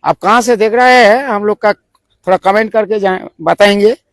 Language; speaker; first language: Hindi; non-native, local second language; Bangla